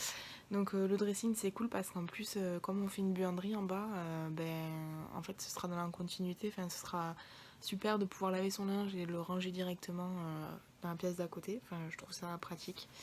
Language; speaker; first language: French; native; French